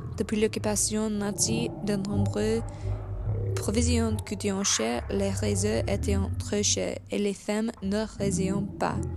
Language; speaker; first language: French; non-native, learner; English